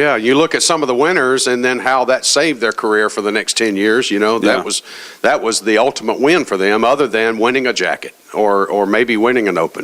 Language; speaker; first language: English; native; English